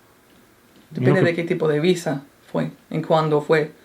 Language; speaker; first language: Spanish; non-native, fluent; English